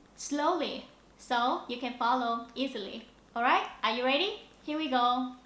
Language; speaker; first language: English; non-native, fluent; Vietnamese